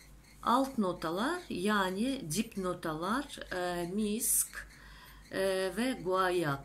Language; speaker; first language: Turkish; non-native, fluent; Russian